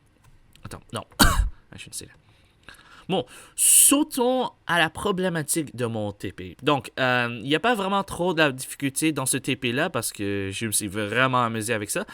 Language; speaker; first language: French; native; French